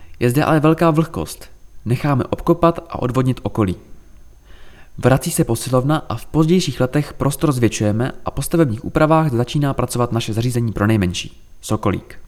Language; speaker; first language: Czech; native; Czech